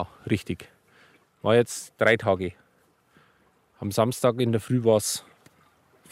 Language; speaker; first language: German; native; German